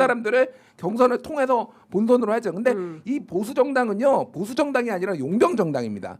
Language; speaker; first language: Korean; native; Korean